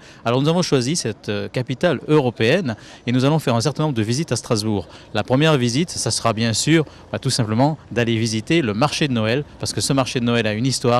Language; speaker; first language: French; native; French